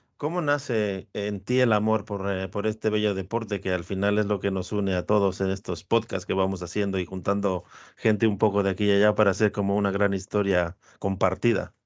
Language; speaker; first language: Spanish; native; Spanish